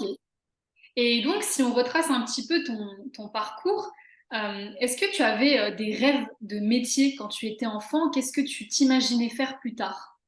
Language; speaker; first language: French; native; French